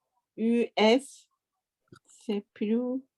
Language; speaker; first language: French; non-native, learner; Turkish